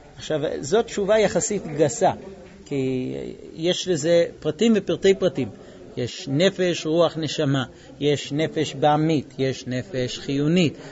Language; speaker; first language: Hebrew; non-native, fluent; English